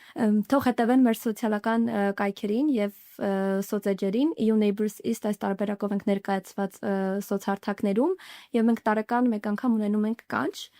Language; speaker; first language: Armenian; native; Armenian